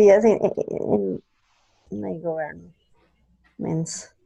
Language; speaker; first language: English; non-native, learner; Spanish